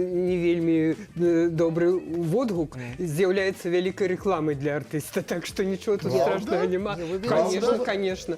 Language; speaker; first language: Belarusian; native; Belarusian